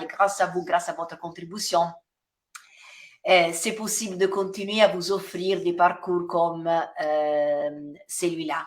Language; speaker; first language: French; non-native, fluent; Italian